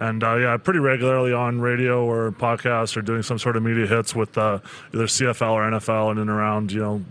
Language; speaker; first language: English; native; English